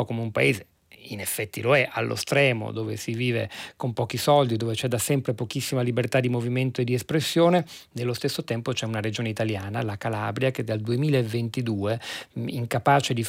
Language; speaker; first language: Italian; native; Italian